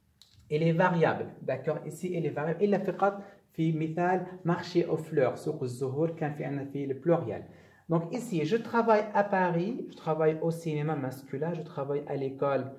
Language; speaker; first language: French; non-native, fluent; Arabic